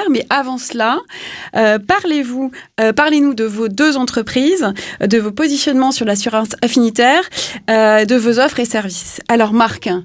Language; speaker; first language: French; native; French